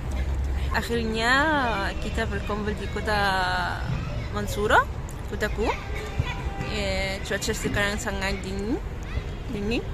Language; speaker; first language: Indonesian; non-native, fluent; Arabic